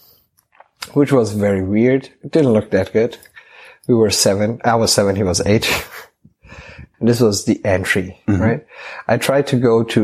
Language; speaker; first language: English; non-native, fluent; German